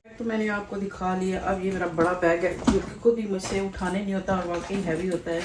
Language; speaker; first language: Urdu; native; Urdu